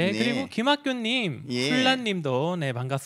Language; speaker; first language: Korean; native; Korean